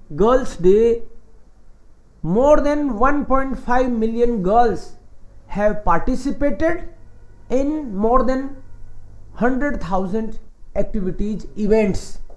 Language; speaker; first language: English; non-native, local second language; Hindi